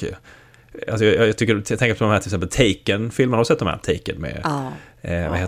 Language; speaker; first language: Swedish; native; Swedish